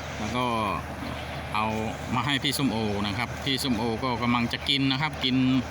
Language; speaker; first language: Thai; non-native, local second language; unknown